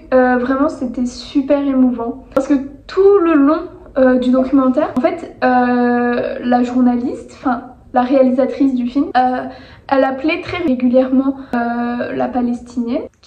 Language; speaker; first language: French; native; French